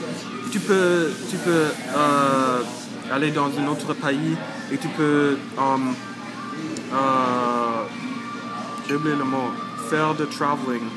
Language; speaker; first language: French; non-native, learner; English